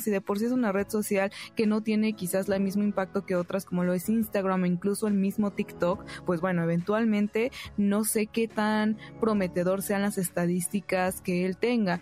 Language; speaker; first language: Spanish; native; Spanish